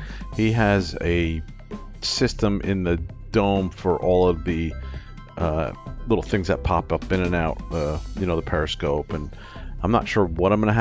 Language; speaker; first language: English; native; English